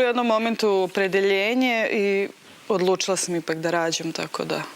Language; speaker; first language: Serbian; native; Serbian